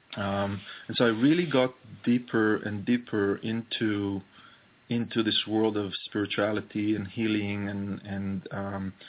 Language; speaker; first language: English; non-native, fluent; Hebrew